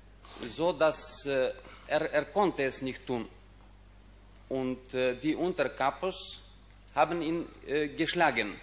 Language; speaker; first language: German; non-native, fluent; Ukrainian